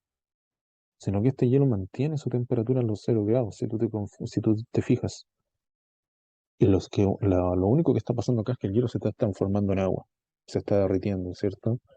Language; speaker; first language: Spanish; native; Spanish